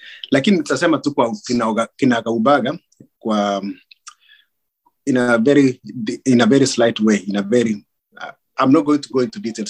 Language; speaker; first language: English; non-native, local second language; Kalenjin